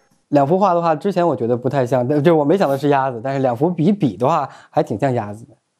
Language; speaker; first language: Chinese; native; Chinese